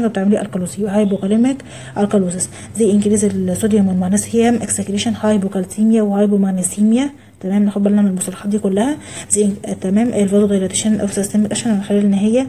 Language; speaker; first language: Arabic; native; Arabic